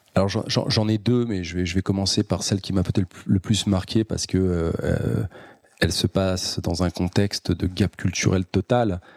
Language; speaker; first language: French; native; French